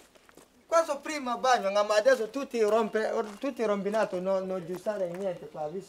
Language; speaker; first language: Italian; non-native, learner; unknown